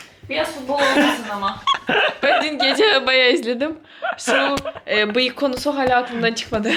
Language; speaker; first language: Turkish; non-native, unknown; Russian